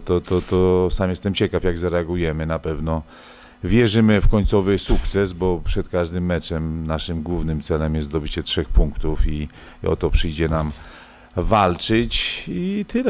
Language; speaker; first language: Polish; native; Polish